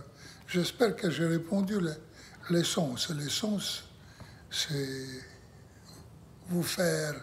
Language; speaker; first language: French; non-native, learner; Russian